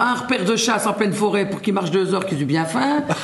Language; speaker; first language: French; native; French